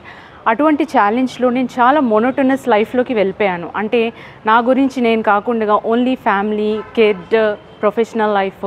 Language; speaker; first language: Telugu; native; Telugu